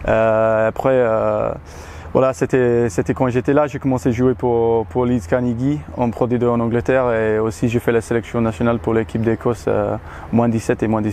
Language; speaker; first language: French; non-native, learner; English